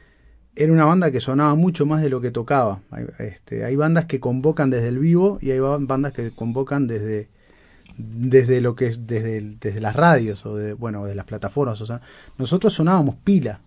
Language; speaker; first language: Spanish; native; Spanish